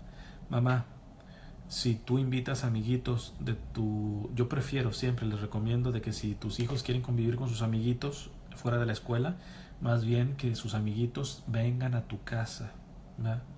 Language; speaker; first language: Spanish; native; Spanish